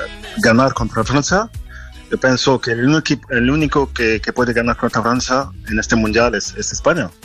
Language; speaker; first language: Spanish; non-native, fluent; French